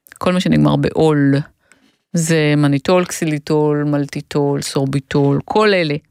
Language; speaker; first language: Hebrew; native; Hebrew